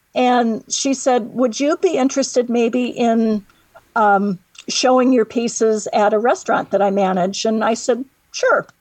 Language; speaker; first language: English; native; English